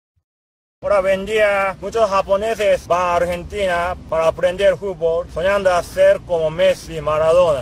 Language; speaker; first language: Spanish; non-native, fluent; Japanese